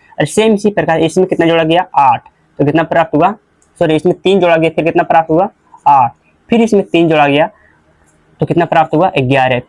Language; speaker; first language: Hindi; native; Hindi